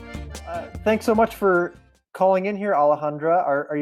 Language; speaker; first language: English; native; English